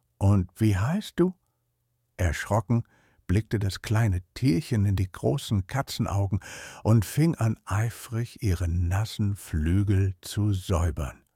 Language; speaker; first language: German; native; German